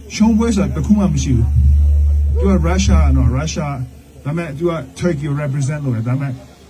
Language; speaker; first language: Burmese; non-native, local second language; Kachin